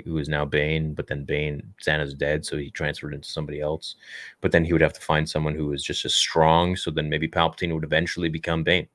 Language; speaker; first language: English; native; English